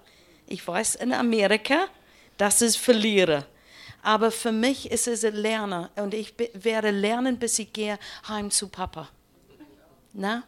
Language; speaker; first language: German; non-native, learner; English